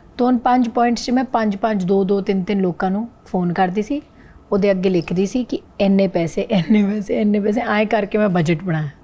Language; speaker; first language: Punjabi; non-native, local second language; Hindi